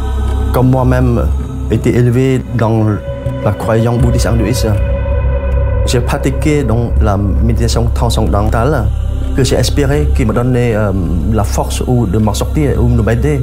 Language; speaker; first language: French; non-native, fluent; Khmer